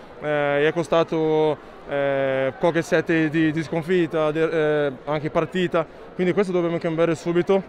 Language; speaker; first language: Italian; non-native, learner; Slovenian